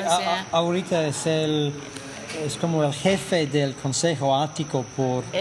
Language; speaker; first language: Spanish; non-native, fluent; English